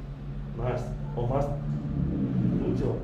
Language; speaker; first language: Spanish; non-native, learner; English